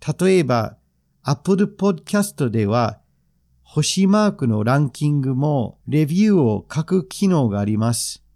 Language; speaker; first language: Japanese; non-native, fluent; English